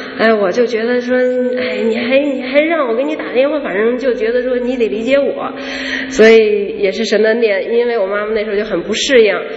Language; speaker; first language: Chinese; native; Chinese